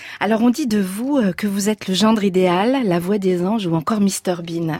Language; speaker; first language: French; native; French